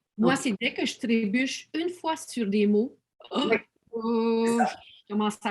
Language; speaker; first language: French; native; French